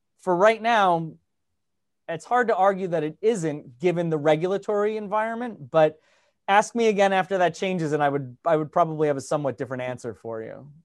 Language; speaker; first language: English; native; English